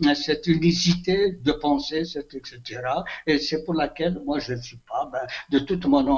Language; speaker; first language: French; non-native, local second language; Kabyle